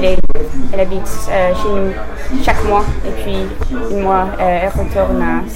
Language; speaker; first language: French; non-native, learner; English